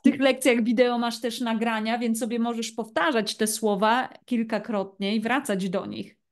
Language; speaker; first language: Polish; native; Polish